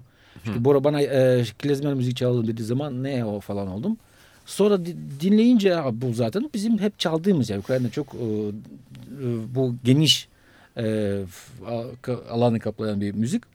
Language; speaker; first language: Turkish; non-native, fluent; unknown